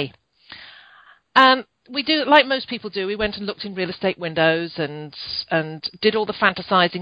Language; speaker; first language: English; native; English